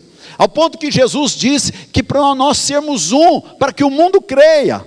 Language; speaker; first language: Portuguese; native; Portuguese